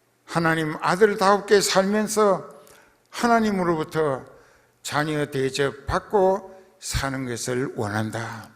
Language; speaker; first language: Korean; native; Korean